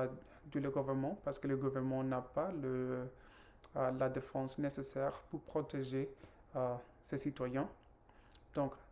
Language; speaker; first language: French; non-native, learner; Spanish